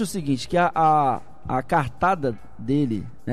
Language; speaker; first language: Portuguese; native; Portuguese